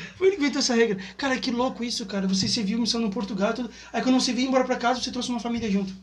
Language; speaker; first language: Portuguese; native; Portuguese